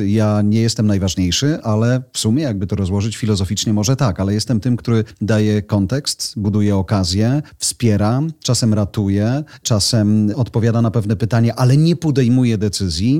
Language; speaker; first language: Polish; native; Polish